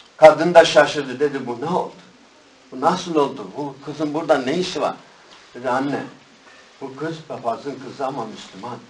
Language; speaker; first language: Turkish; native; Turkish